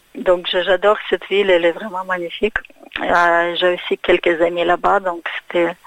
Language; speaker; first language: French; non-native, fluent; Russian